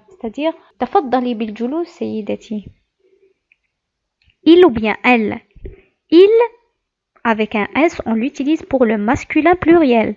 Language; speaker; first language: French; non-native, local second language; Arabic